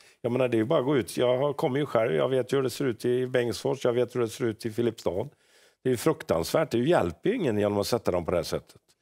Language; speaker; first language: Swedish; native; Swedish